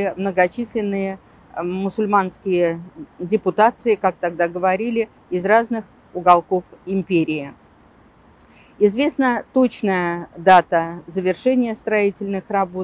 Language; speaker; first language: Russian; native; Russian